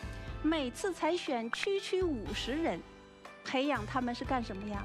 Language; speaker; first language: Chinese; native; Chinese